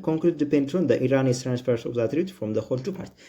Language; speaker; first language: English; non-native, local second language; Amharic